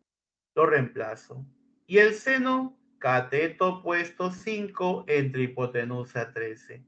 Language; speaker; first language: Spanish; native; Spanish